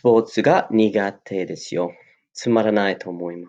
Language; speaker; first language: Japanese; non-native, fluent; English